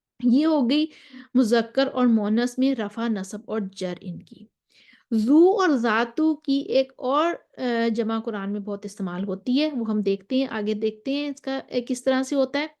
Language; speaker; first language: Urdu; native; Urdu